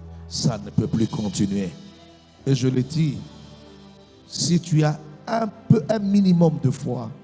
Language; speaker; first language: French; non-native, local second language; Lingala